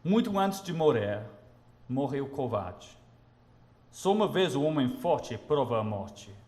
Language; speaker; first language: Portuguese; non-native, fluent; English